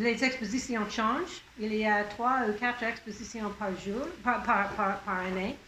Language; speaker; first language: French; non-native, local second language; English